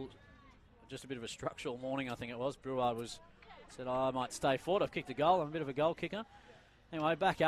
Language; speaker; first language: English; native; English